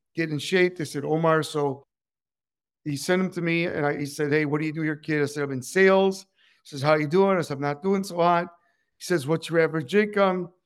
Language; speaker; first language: English; non-native, fluent; Spanish